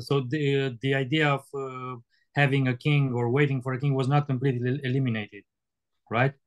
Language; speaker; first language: English; non-native, fluent; Romanian